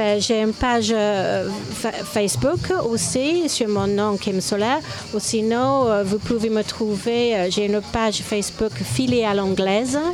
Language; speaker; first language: French; non-native, fluent; English